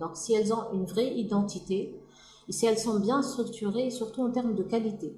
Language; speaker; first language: French; non-native, local second language; Arabic